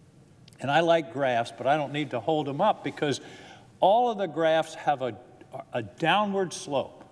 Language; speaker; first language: English; native; English